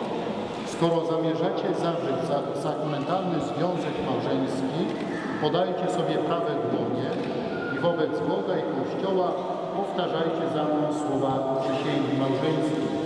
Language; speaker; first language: Polish; native; Polish